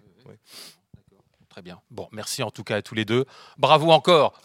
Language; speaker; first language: French; native; French